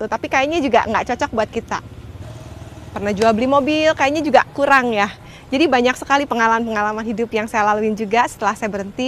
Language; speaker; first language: Indonesian; native; Indonesian